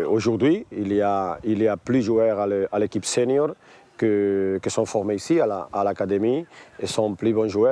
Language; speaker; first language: French; non-native, learner; Spanish